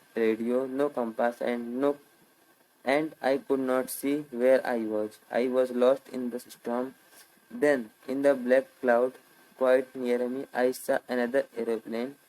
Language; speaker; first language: English; non-native, local second language; Hindi